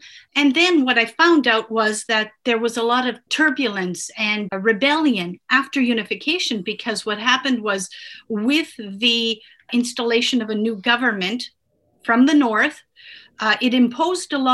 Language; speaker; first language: English; non-native, fluent; Italian